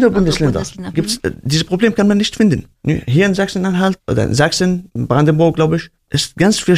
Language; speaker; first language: German; non-native, learner; Arabic